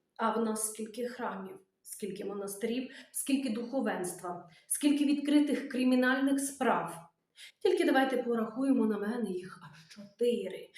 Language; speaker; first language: Ukrainian; native; Ukrainian